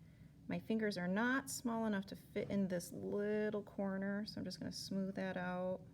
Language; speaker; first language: English; native; English